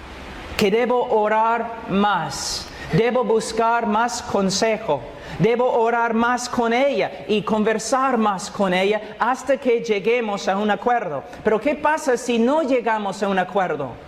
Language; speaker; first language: Spanish; non-native, fluent; English